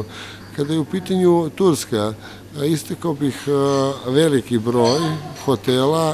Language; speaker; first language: Croatian; native; Croatian